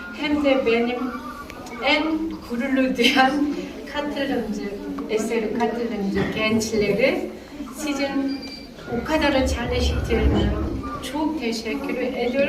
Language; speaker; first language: Turkish; non-native, learner; Korean